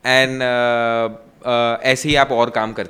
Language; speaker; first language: Hindi; native; Hindi